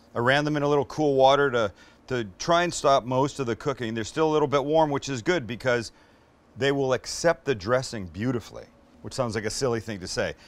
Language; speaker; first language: English; native; English